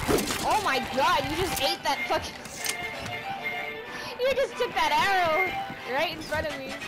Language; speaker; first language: English; native; English